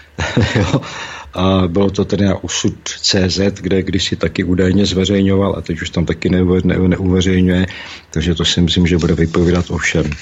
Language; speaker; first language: Czech; native; Czech